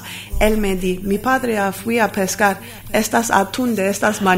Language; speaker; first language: Spanish; non-native, learner; Armenian